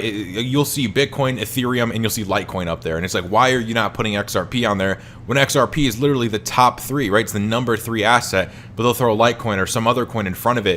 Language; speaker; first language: English; native; English